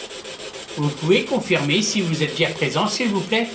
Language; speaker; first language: French; native; French